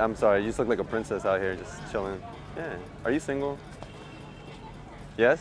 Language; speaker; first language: English; early bilingual, other home language; Spanish